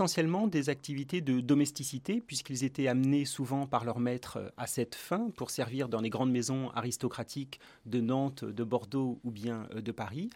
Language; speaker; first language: French; native; French